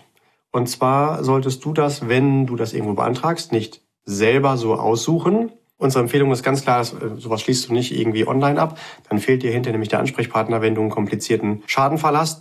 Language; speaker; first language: German; native; German